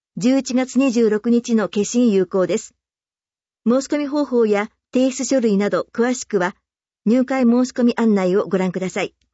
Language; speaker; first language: Japanese; native; Japanese